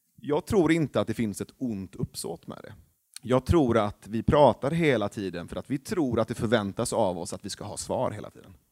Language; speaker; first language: Swedish; early bilingual, other home language; Persian